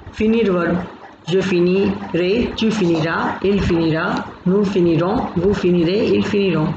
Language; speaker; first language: French; non-native, fluent; Gujarati